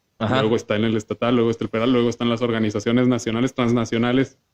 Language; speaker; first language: Spanish; native; Spanish